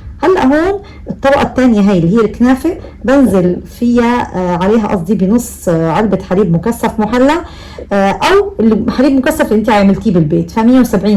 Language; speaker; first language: Arabic; native; Arabic